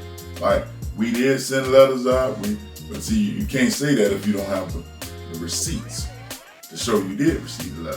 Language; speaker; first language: English; native; English